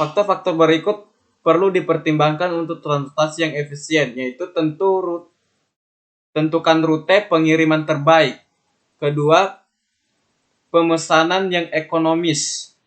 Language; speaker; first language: Indonesian; native; Indonesian